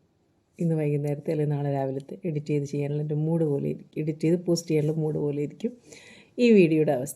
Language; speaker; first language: Malayalam; native; Malayalam